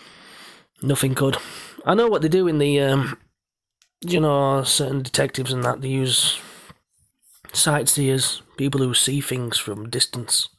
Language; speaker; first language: English; native; English